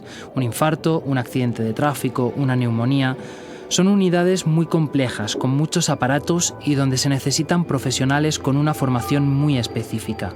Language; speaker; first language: Spanish; native; Spanish